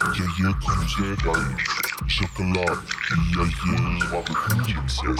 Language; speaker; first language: Russian; non-native, learner; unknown